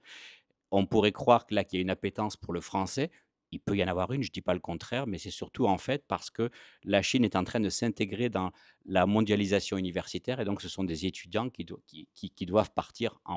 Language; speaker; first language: French; native; French